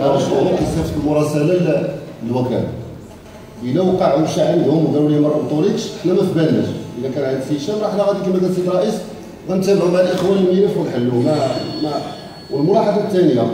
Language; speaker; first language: Arabic; native; Arabic